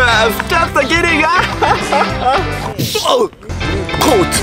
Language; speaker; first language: English; non-native, learner; Japanese